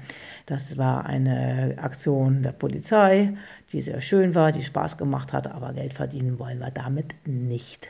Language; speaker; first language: German; native; German